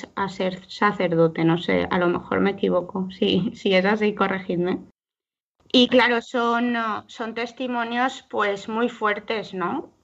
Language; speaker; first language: Spanish; native; Spanish